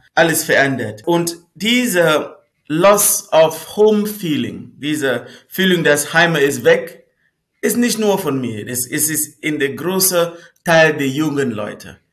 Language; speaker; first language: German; non-native, fluent; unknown